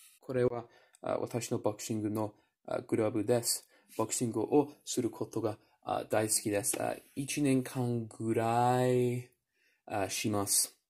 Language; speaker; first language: Japanese; non-native, learner; English